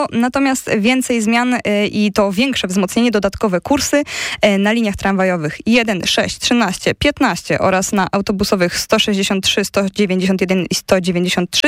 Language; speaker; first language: Polish; native; Polish